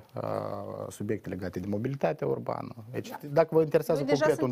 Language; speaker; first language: Romanian; native; Romanian